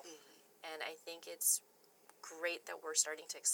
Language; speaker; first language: English; native; English